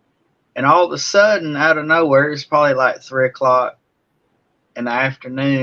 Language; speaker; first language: English; native; English